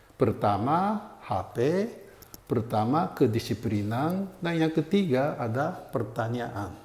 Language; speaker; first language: Indonesian; non-native, fluent; Japanese